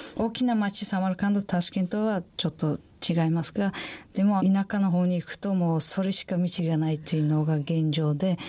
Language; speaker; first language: Japanese; non-native, fluent; Uzbek